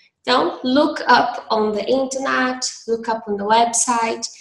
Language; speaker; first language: English; non-native, fluent; Portuguese